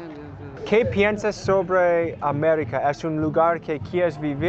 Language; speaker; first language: Spanish; non-native, learner; English